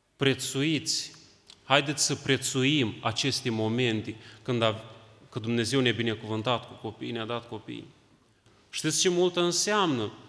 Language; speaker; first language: Romanian; native; Romanian